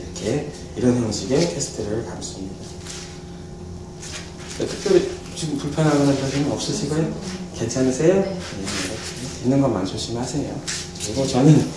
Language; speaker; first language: Korean; native; Korean